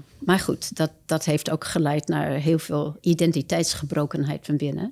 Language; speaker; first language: Dutch; non-native, fluent; English